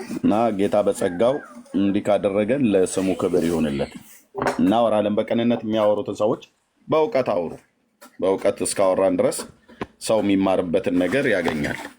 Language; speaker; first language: Amharic; native; Amharic